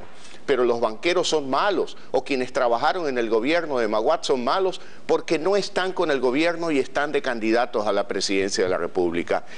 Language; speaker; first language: Spanish; native; Spanish